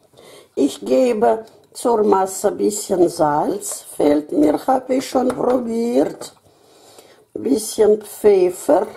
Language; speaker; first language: German; non-native, fluent; Russian